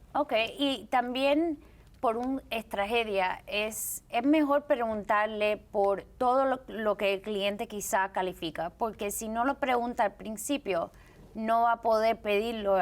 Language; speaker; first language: Spanish; early bilingual, heritage; Spanish